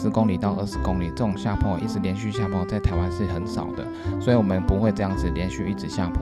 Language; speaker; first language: Chinese; native; Chinese